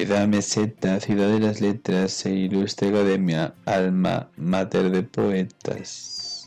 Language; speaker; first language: Spanish; native; Spanish